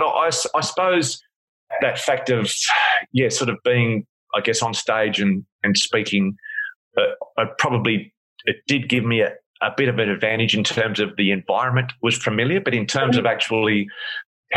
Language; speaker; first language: English; native; English